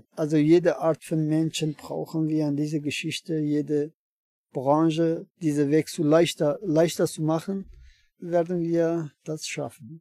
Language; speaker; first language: German; non-native, learner; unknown